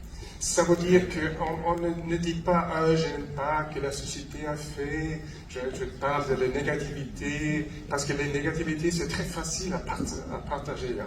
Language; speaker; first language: French; non-native, fluent; English